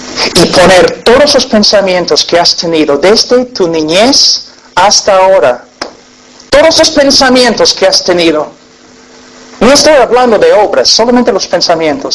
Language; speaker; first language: Spanish; non-native, fluent; English